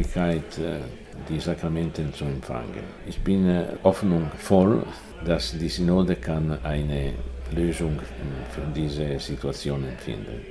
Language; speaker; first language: German; non-native, fluent; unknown